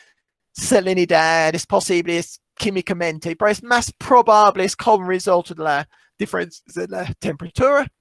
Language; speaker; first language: Spanish; non-native, fluent; English